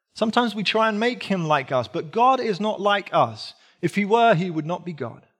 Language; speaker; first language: English; native; English